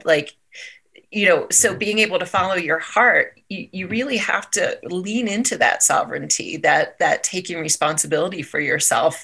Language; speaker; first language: English; native; English